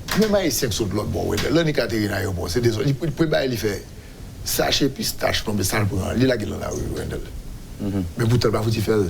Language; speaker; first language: French; non-native, local second language; Haitian Creole